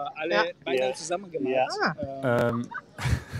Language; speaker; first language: German; non-native, learner; Romanian